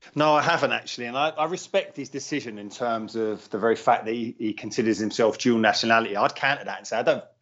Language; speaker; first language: English; native; English